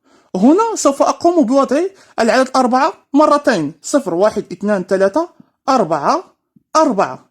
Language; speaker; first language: Arabic; native; Arabic